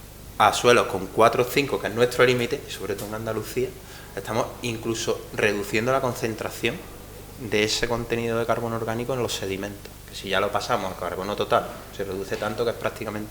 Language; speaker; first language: Spanish; native; Spanish